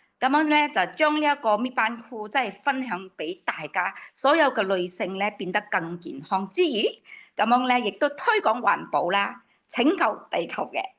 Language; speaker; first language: Cantonese; native; Cantonese